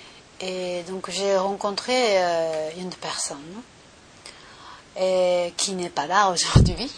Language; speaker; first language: French; non-native, learner; Japanese